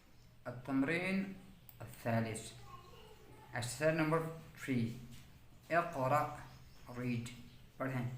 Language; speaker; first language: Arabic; non-native, fluent; Urdu